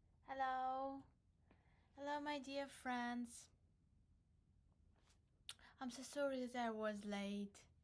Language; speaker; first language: English; non-native, learner; Crimean Tatar